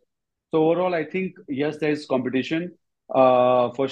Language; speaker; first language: English; non-native, local second language; Gujarati